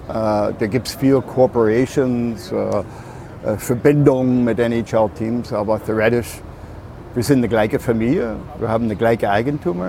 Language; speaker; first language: German; non-native, fluent; English